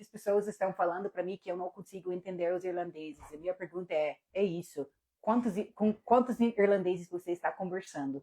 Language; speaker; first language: Portuguese; non-native, fluent; English